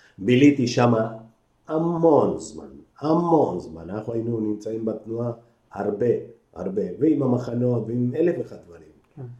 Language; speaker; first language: Hebrew; non-native, fluent; Spanish